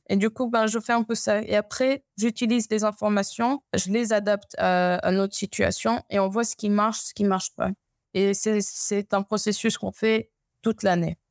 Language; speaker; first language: French; non-native, fluent; Amharic